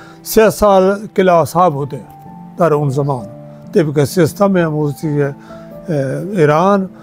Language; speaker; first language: Persian; non-native, fluent; Punjabi